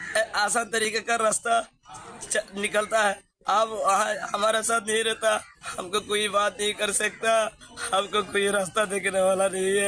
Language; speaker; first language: Hindi; non-native, learner; Rohingya